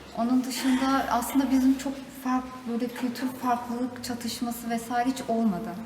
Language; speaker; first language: Turkish; native; Turkish